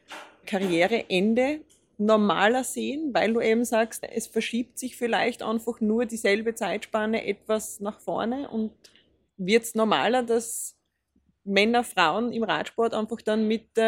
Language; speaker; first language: German; native; German